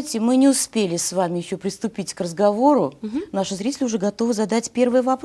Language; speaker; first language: Russian; native; Russian